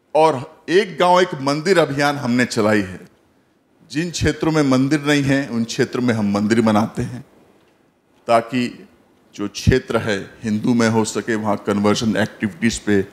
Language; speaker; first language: Hindi; native; Hindi